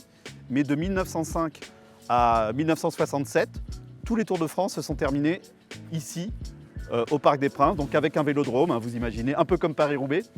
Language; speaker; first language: French; native; French